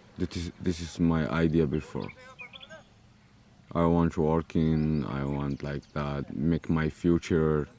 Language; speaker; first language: English; non-native, learner; Arabic